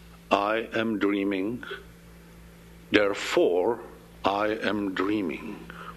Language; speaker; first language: English; non-native, fluent; Czech